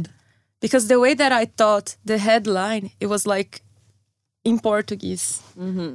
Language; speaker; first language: English; non-native, fluent; Portuguese